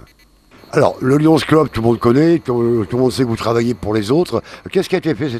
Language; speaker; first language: French; native; French